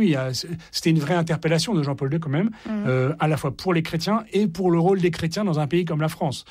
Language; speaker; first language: French; native; French